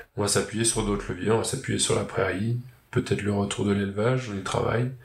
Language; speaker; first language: French; native; French